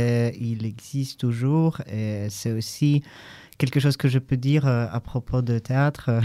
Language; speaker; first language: French; non-native, learner; Polish